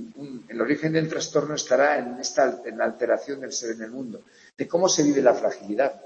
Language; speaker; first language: Spanish; native; Spanish